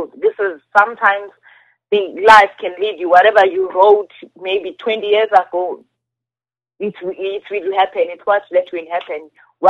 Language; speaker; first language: English; non-native, local second language; Zulu